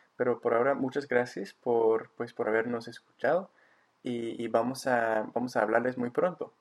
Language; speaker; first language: Spanish; non-native, fluent; English